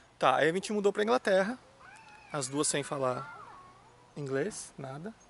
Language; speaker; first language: Portuguese; native; Portuguese